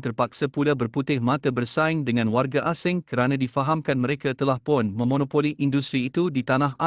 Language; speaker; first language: Malay; native; Malay